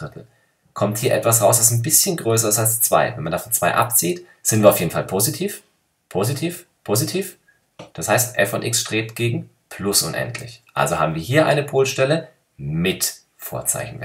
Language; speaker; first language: German; native; German